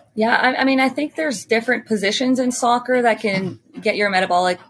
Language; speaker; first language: English; non-native, fluent; French